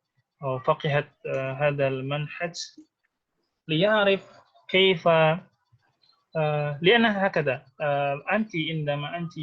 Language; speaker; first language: Arabic; non-native, fluent; Indonesian